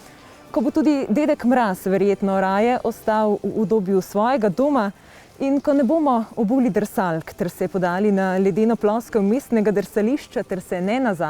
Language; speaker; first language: Slovenian; native; Slovenian